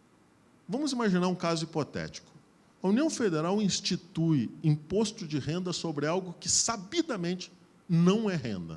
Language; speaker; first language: Portuguese; native; Portuguese